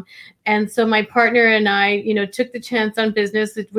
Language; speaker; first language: English; native; English